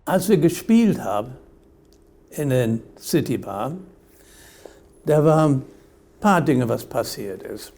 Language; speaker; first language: German; non-native, fluent; English